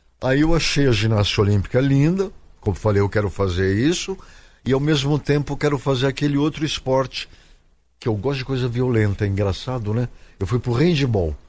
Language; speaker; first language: Portuguese; native; Portuguese